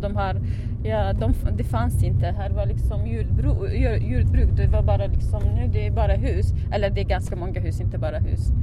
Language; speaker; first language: Swedish; non-native, fluent; Arabic